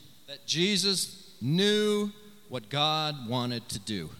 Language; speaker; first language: English; native; English